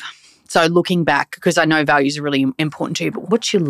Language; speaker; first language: English; native; English